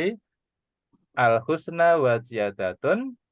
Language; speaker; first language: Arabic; non-native, fluent; Indonesian